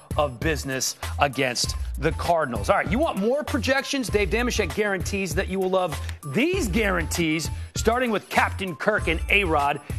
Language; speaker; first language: English; native; English